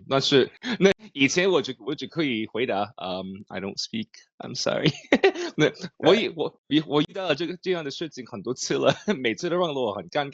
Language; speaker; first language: Chinese; non-native, learner; English